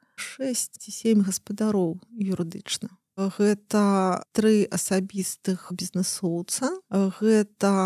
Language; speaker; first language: Belarusian; non-native, local second language; Russian